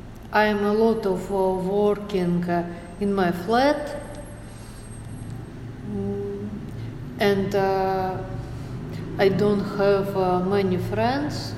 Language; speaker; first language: English; non-native, learner; Russian